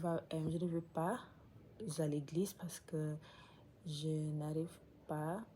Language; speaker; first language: French; non-native, learner; English